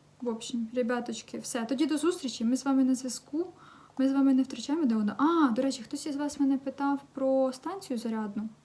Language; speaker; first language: Ukrainian; non-native, local second language; Russian